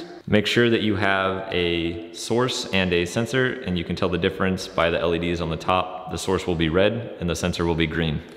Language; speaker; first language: English; native; English